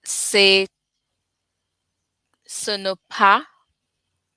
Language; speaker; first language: French; non-native, learner; English